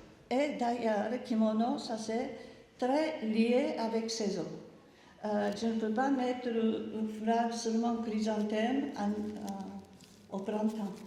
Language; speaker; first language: French; non-native, learner; Japanese